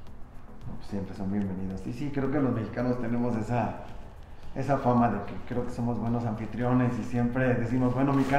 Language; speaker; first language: Spanish; native; Spanish